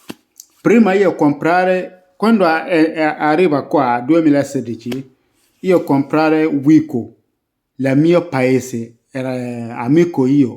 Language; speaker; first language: Italian; non-native, learner; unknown